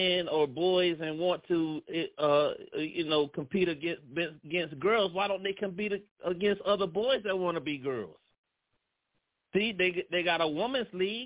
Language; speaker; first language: English; native; English